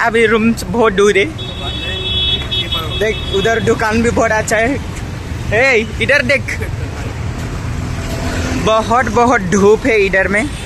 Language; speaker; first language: Hindi; non-native, local second language; Khasi